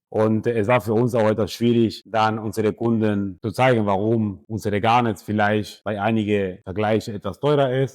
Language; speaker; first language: German; non-native, fluent; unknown